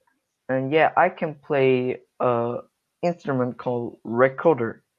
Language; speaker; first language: English; non-native, learner; Korean